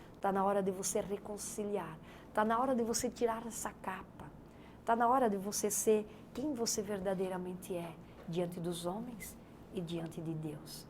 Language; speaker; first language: Portuguese; native; Portuguese